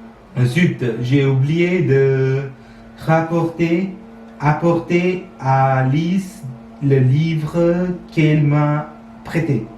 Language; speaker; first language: French; non-native, learner; Sinhala